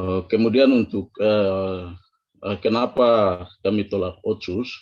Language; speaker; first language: Indonesian; native; Indonesian